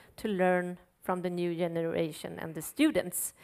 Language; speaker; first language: English; non-native, fluent; Swedish